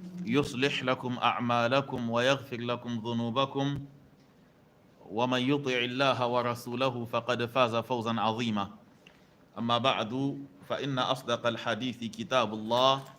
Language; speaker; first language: Arabic; non-native, fluent; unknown